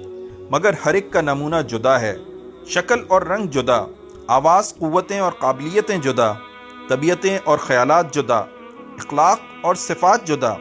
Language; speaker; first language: Urdu; native; Urdu